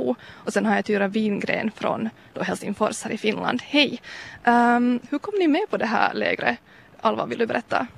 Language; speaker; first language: Swedish; native; Swedish